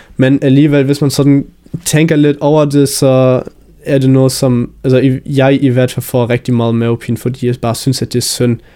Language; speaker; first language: Danish; early bilingual, heritage; Danish